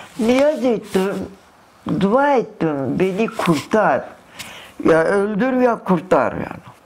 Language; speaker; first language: Turkish; early bilingual, other home language; Kurdish